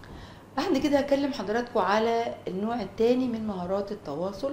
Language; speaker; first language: Arabic; native; Arabic